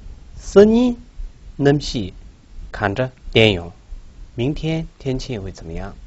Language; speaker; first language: Chinese; non-native, local second language; Tibetan